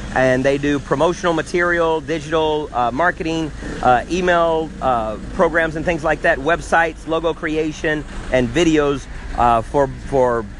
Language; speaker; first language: English; native; English